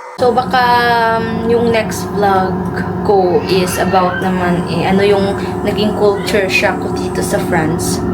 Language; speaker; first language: Filipino; non-native, local second language; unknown